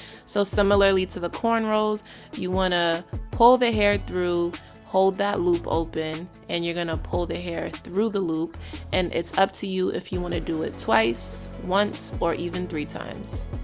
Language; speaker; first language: English; native; English